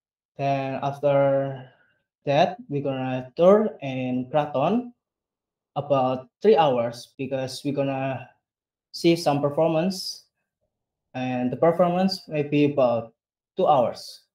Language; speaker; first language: English; non-native, learner; Indonesian